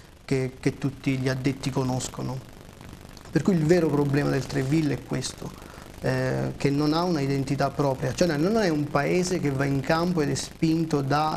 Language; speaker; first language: Italian; native; Italian